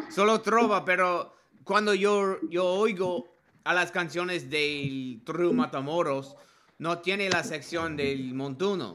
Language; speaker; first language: Spanish; non-native, learner; English